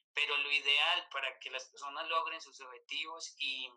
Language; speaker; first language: Spanish; native; Spanish